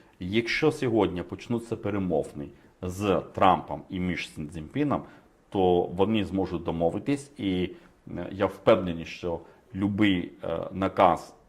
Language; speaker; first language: Ukrainian; non-native, fluent; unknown